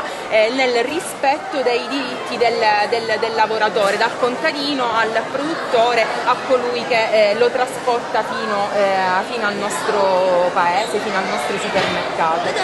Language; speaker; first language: Italian; native; Italian